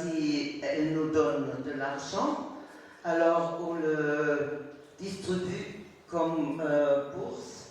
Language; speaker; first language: French; non-native, fluent; German